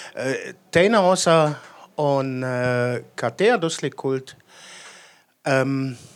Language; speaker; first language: Estonian; non-native, fluent; German